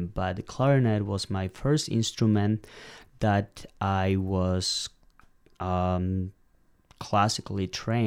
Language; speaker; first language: English; non-native, fluent; Polish